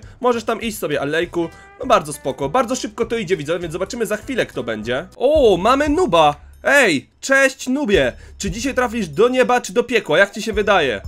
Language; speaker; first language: Polish; native; Polish